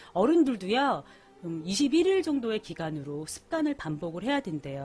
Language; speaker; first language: Korean; native; Korean